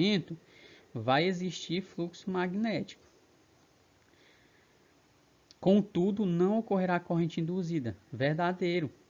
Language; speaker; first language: Portuguese; native; Portuguese